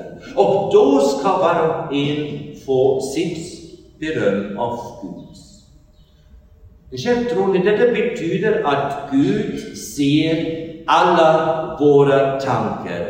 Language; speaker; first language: Swedish; non-native, fluent; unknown